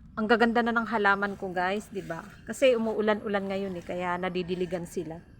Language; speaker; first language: Filipino; non-native, local second language; Waray